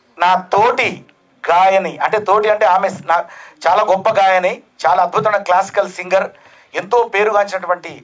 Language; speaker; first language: Telugu; native; Telugu